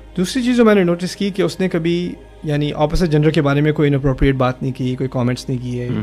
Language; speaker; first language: Urdu; early bilingual, heritage; Urdu